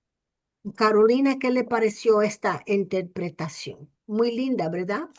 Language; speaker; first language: Spanish; early bilingual, heritage; English